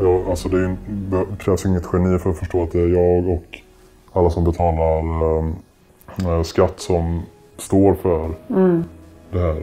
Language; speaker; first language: Swedish; native; Swedish